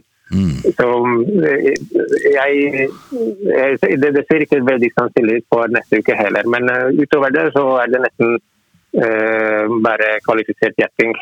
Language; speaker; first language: Norwegian; non-native, fluent; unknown